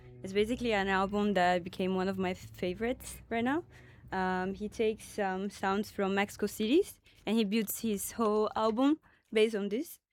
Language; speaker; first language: English; non-native, fluent; Portuguese